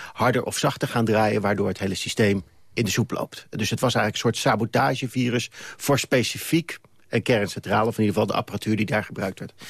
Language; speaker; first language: Dutch; native; Dutch